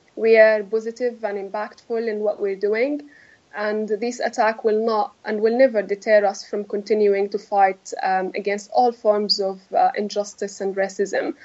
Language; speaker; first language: English; non-native, fluent; Arabic